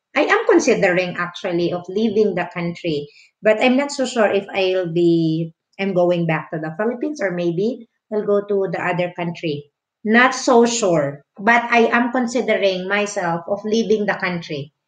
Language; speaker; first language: English; non-native, local second language; Filipino